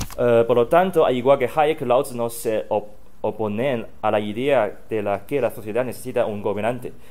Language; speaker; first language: Spanish; non-native, fluent; Chinese